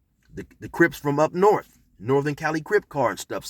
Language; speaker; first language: English; native; English